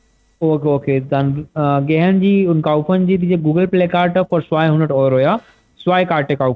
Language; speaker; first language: German; non-native, learner; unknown